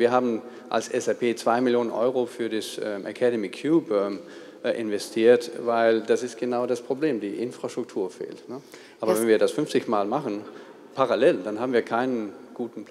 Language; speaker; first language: German; non-native, fluent; Danish